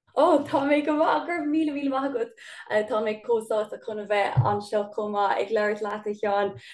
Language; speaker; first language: Irish; non-native, local second language; English